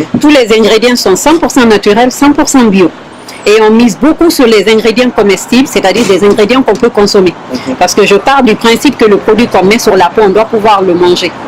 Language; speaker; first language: French; non-native, local second language; Fula